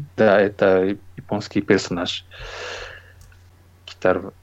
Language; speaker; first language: Russian; non-native, learner; Japanese